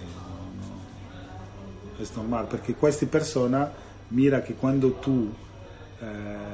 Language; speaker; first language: Spanish; non-native, learner; Italian